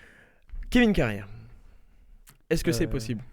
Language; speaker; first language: French; native; French